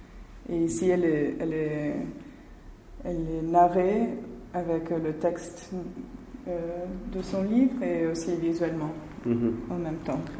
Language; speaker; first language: French; non-native, fluent; Spanish